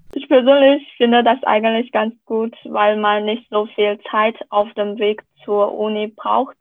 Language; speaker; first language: German; non-native, fluent; Chinese